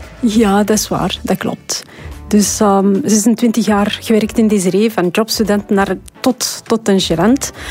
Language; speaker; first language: Dutch; non-native, fluent; Arabic